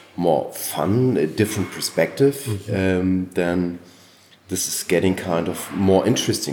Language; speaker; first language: English; non-native, fluent; German